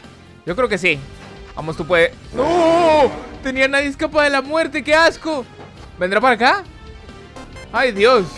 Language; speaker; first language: Spanish; native; Spanish